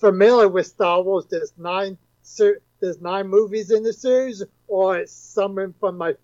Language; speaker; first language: English; native; English